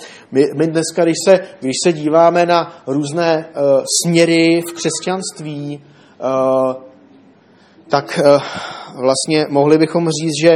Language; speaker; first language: Czech; native; Czech